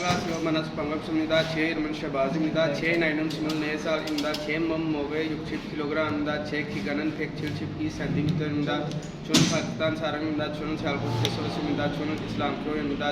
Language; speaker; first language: Korean; non-native, learner; Urdu